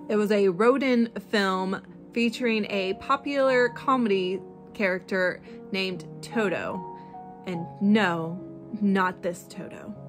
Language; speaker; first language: English; native; English